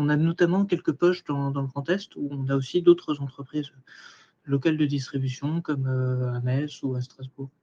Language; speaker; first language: French; native; French